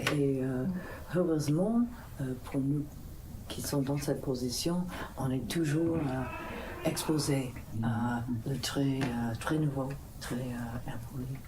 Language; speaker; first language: French; non-native, fluent; English